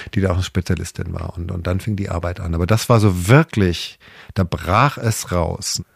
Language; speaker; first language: German; native; German